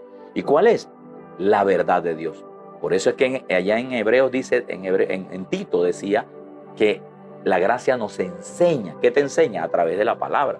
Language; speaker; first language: Spanish; native; Spanish